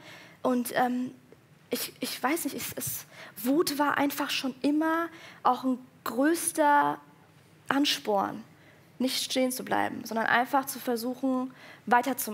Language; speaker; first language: German; early bilingual, other home language; Persian